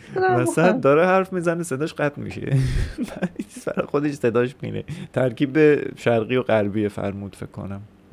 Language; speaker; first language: Persian; native; Persian